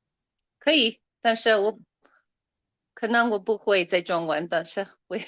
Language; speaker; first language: Chinese; non-native, learner; English